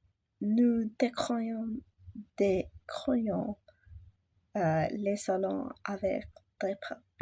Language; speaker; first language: French; non-native, learner; English